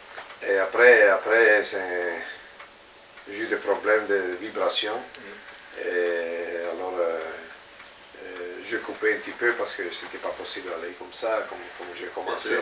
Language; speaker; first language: French; non-native, fluent; Italian